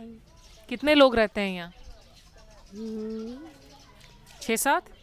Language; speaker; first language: Hindi; native; Hindi